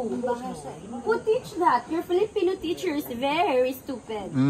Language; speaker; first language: English; non-native, local second language; Cebuano